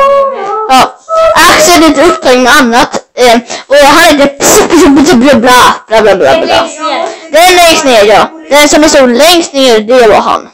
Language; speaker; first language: Swedish; native; Swedish